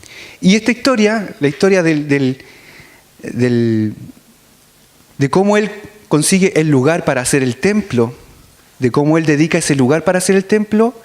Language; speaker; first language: Spanish; native; Spanish